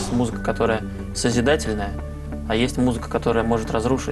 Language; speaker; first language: Russian; native; Russian